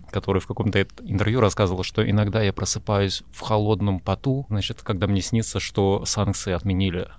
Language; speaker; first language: Russian; native; Russian